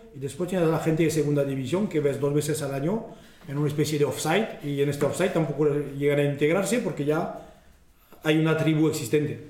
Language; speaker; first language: Spanish; non-native, fluent; French